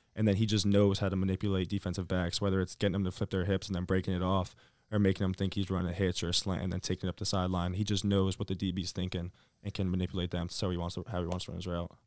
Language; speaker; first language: English; native; English